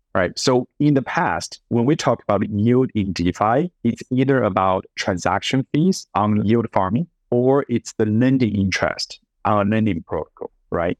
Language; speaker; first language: English; non-native, fluent; Chinese